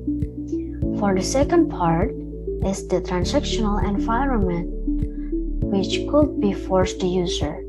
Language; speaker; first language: English; non-native, learner; Indonesian